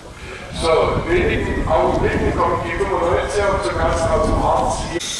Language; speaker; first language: German; native; German